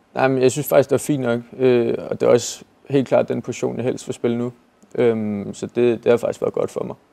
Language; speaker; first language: Danish; native; Danish